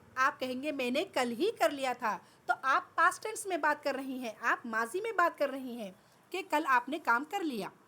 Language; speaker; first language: Urdu; native; Urdu